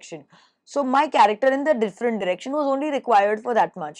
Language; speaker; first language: Telugu; non-native, learner; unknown